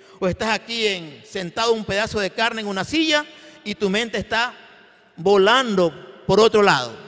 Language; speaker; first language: Spanish; native; Spanish